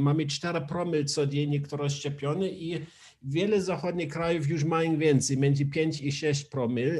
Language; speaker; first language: Polish; non-native, learner; German